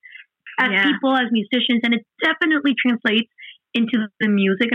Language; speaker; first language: English; non-native, fluent; Spanish